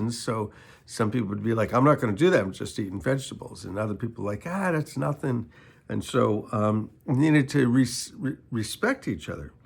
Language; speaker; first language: English; native; English